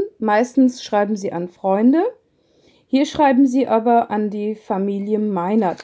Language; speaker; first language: German; non-native, fluent; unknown